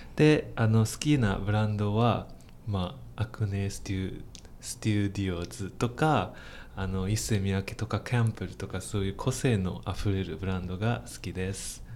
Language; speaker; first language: Japanese; non-native, fluent; Chinese